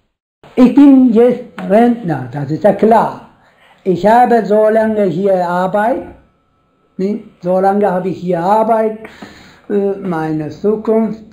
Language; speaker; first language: German; non-native, learner; Turkish